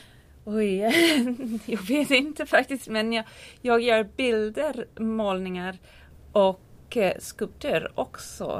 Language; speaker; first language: Swedish; non-native, learner; English